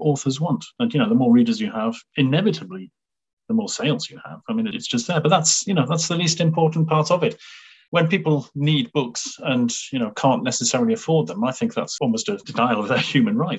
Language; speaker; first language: English; native; English